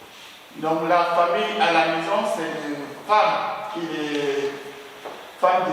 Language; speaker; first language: French; non-native, learner; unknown